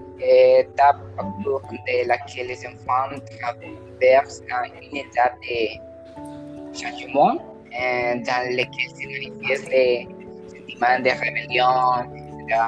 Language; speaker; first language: French; non-native, learner; Spanish